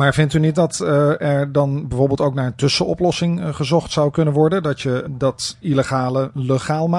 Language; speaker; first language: Dutch; native; Dutch